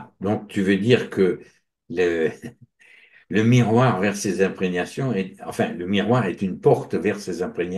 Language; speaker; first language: French; native; French